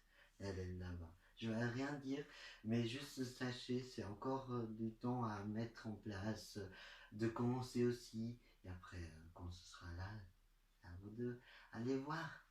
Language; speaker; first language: French; non-native, learner; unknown